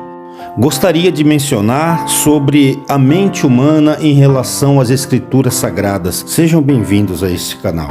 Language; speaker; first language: Portuguese; native; Portuguese